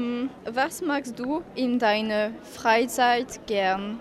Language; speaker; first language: German; non-native, learner; French